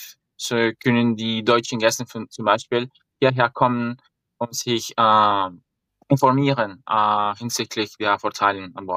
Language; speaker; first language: German; non-native, fluent; Spanish